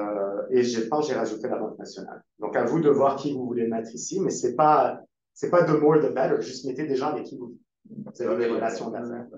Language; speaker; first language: French; native; French